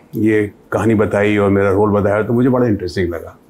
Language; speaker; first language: Hindi; native; Hindi